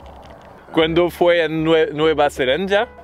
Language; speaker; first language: Spanish; non-native, learner; French